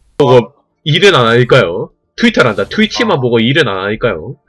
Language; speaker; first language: Korean; native; Korean